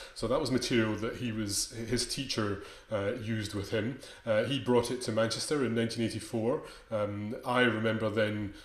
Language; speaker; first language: English; native; English